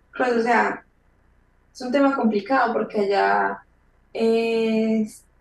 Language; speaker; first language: Spanish; native; Spanish